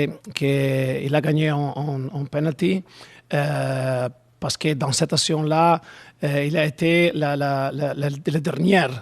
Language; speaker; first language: French; non-native, learner; Italian